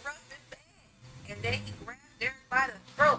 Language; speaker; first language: English; native; English